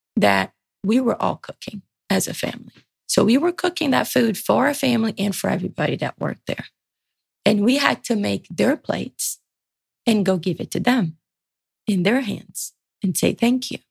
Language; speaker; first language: English; early bilingual, other home language; Portuguese